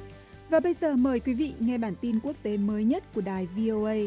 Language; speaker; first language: Vietnamese; native; Vietnamese